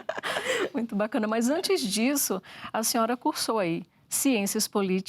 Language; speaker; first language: Portuguese; native; Portuguese